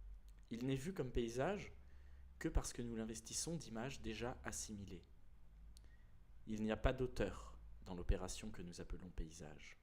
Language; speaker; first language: French; native; French